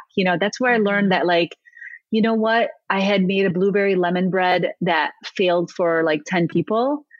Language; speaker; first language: English; early bilingual, other home language; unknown